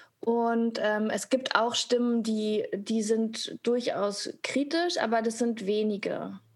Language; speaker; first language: German; native; German